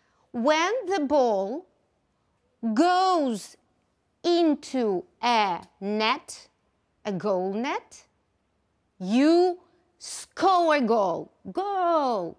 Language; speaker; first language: English; non-native, fluent; Ukrainian